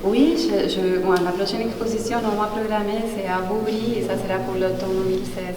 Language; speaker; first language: French; non-native, fluent; Spanish